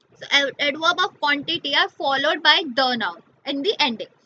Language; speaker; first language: English; non-native, local second language; Hindi